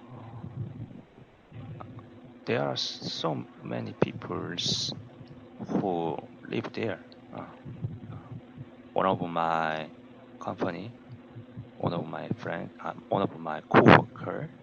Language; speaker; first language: English; non-native, learner; Korean